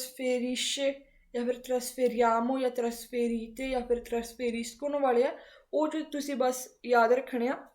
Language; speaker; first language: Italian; non-native, fluent; Punjabi